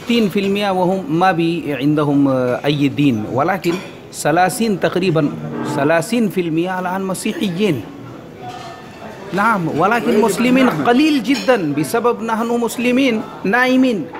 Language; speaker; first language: Arabic; non-native, learner; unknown